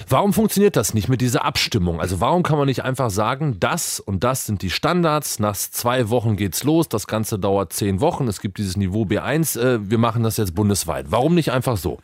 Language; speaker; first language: German; native; German